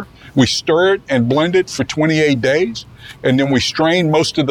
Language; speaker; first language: English; native; English